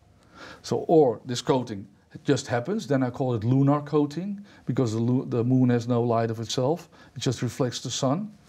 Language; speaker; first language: English; non-native, fluent; Dutch